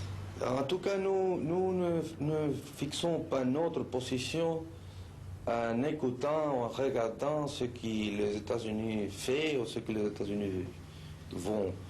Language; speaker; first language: French; non-native, fluent; Spanish